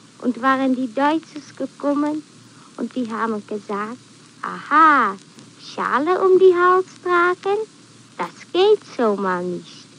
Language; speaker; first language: German; non-native, learner; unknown